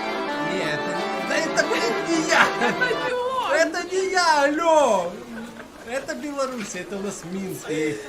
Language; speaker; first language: Russian; native; Russian